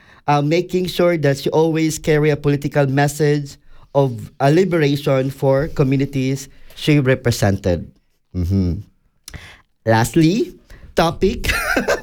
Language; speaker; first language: English; non-native, local second language; Cebuano